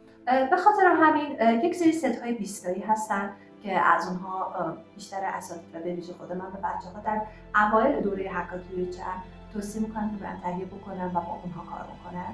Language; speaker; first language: Persian; native; Persian